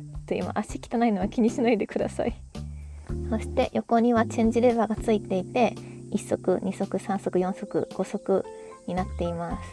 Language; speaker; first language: Japanese; native; Japanese